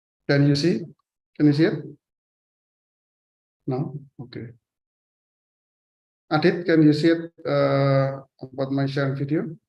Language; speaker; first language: English; non-native, fluent; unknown